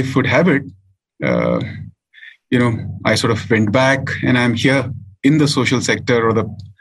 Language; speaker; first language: English; non-native, local second language; Hindi